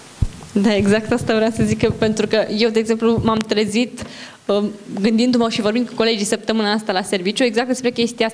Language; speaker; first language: Romanian; native; Romanian